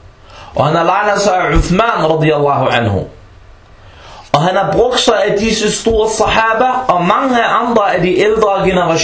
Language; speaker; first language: Danish; early bilingual, other home language; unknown